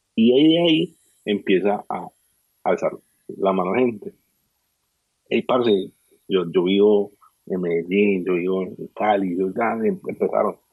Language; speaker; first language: Spanish; native; Spanish